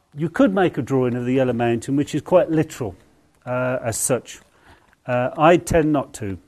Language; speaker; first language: English; native; English